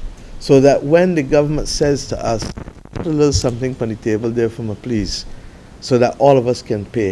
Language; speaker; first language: English; native; English